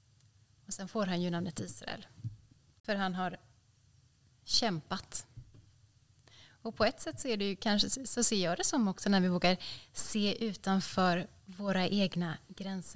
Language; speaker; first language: Swedish; native; Swedish